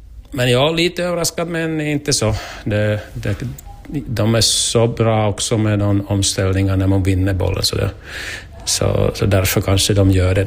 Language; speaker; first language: Swedish; non-native, learner; Finnish